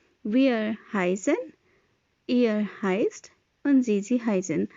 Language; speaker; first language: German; non-native, fluent; Hindi